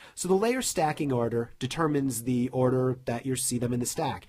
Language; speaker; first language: English; native; English